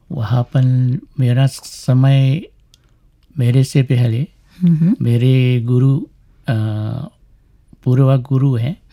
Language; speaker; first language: Hindi; non-native, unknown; Thai